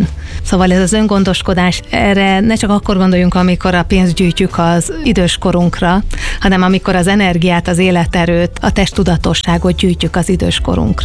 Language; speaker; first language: Hungarian; native; Hungarian